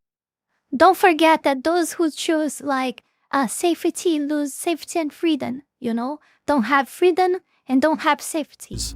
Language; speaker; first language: English; non-native, fluent; Portuguese